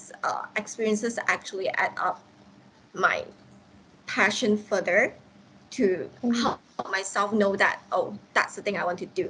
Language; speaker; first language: English; non-native, local second language; Cantonese